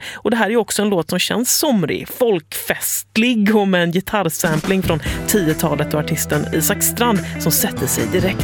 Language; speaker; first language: Swedish; native; Swedish